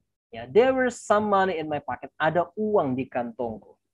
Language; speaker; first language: English; non-native, fluent; Indonesian